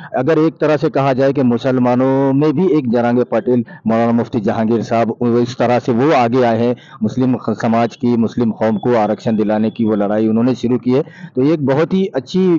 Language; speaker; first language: Urdu; native; Urdu